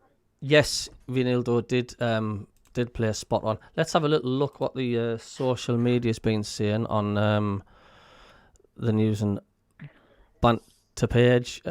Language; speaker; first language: English; native; English